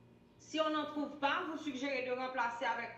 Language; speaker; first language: French; native; French